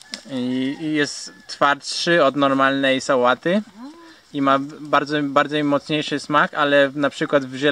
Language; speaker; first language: Polish; early bilingual, heritage; Polish